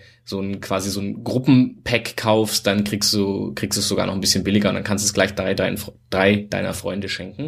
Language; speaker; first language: German; native; German